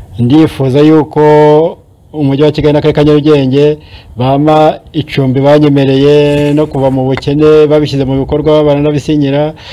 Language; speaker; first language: Kinyarwanda; native; Kinyarwanda